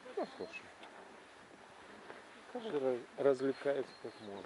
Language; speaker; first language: Russian; native; Russian